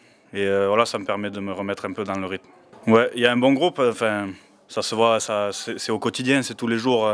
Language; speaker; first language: French; native; French